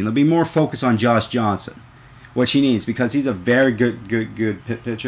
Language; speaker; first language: English; native; English